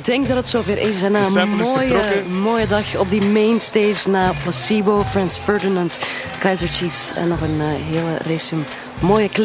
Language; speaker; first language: Dutch; native; Dutch